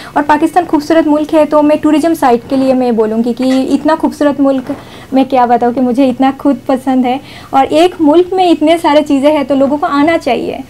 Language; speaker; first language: Urdu; non-native, fluent; Bangla